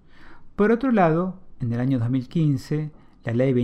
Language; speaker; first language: Spanish; native; Spanish